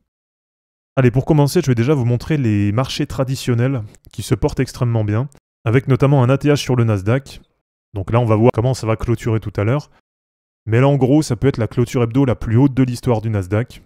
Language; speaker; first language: French; native; French